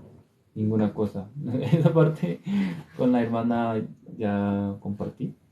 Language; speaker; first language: Spanish; non-native, learner; Korean